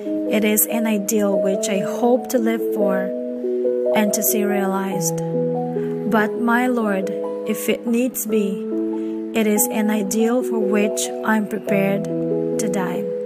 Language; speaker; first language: English; non-native, fluent; Portuguese